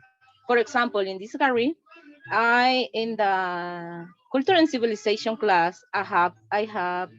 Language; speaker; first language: English; non-native, learner; Spanish